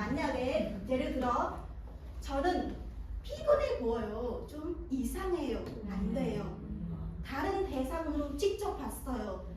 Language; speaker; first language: Korean; non-native, fluent; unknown